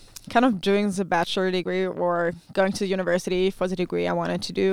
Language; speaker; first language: English; non-native, fluent; German